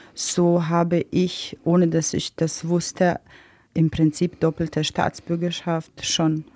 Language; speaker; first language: German; non-native, fluent; Bosnian